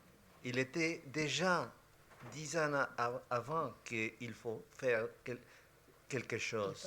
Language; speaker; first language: French; non-native, fluent; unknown